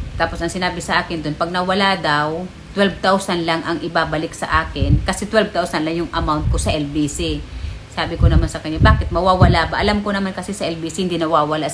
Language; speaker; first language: Filipino; non-native, local second language; Bikol